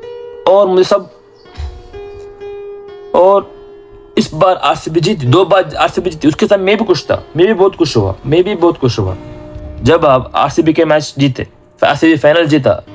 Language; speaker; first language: Hindi; non-native, local second language; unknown